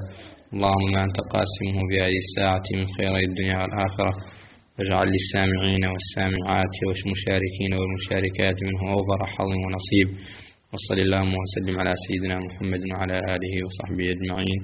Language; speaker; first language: Arabic; native; Arabic